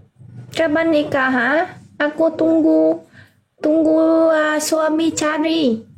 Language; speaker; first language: Indonesian; non-native, learner; Vietnamese